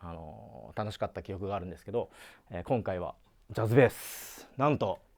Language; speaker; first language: Japanese; native; Japanese